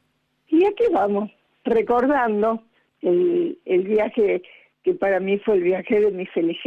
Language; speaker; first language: Spanish; native; Spanish